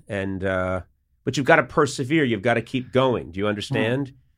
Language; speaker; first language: English; native; English